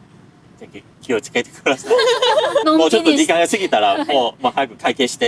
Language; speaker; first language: Japanese; non-native, fluent; Cantonese